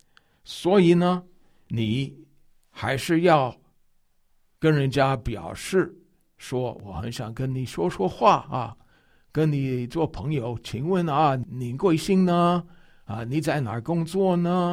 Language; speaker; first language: Chinese; non-native, fluent; English